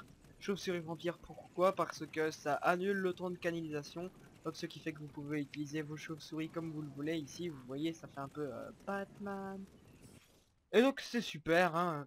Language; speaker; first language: French; native; French